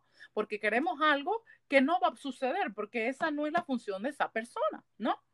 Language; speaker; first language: Spanish; early bilingual, heritage; Spanish